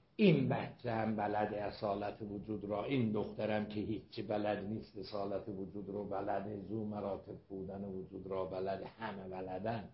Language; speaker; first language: Persian; non-native, local second language; Azerbaijani